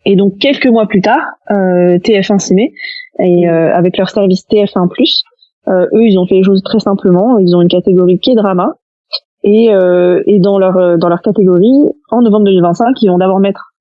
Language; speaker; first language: French; native; French